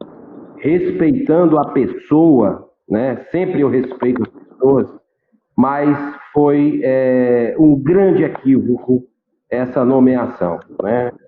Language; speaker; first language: Portuguese; native; Portuguese